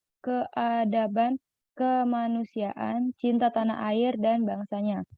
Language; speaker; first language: Indonesian; native; Indonesian